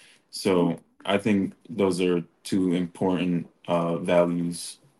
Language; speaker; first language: English; early bilingual, other home language; Spanish